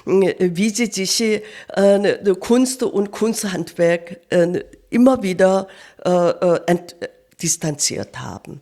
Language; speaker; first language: German; non-native, fluent; Korean